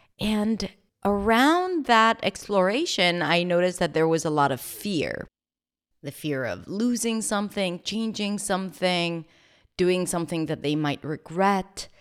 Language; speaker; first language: English; non-native, fluent; Hebrew